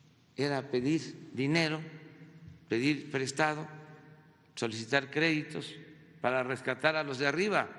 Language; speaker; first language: Spanish; native; Spanish